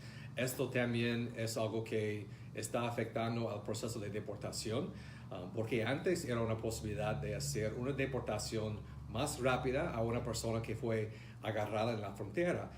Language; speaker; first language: Spanish; non-native, fluent; English